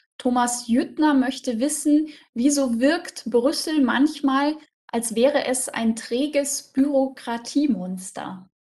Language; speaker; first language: German; native; German